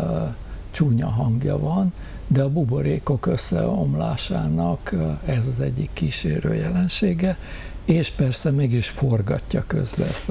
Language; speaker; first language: Hungarian; native; Hungarian